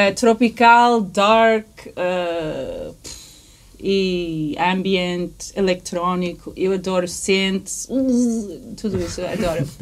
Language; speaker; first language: Portuguese; early bilingual, heritage; English